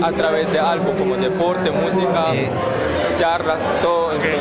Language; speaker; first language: Spanish; non-native, learner; Japanese